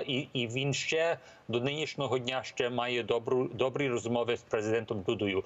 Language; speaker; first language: Ukrainian; early bilingual, heritage; English